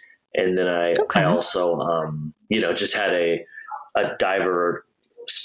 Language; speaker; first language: English; native; English